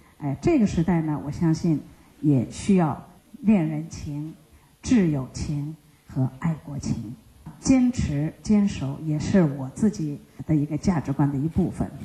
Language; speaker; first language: Chinese; non-native, local second language; Uyghur